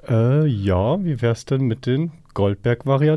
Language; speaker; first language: German; native; German